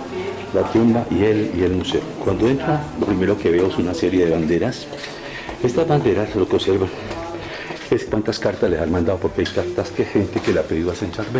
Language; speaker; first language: Spanish; native; Spanish